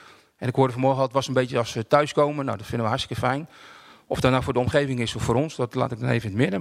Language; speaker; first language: Dutch; native; Dutch